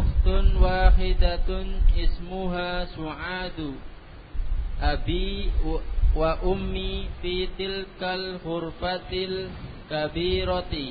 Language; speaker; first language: Arabic; non-native, learner; Indonesian